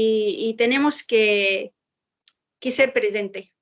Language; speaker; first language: Spanish; non-native, fluent; Arabic